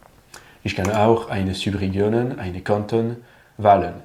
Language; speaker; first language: German; non-native, learner; French